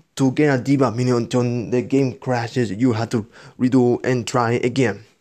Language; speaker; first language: English; non-native, learner; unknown